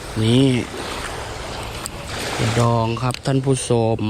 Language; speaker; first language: Thai; native; Thai